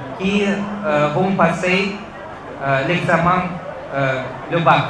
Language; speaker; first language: French; non-native, fluent; Russian